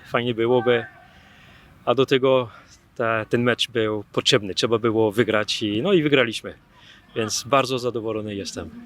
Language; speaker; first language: Polish; non-native, fluent; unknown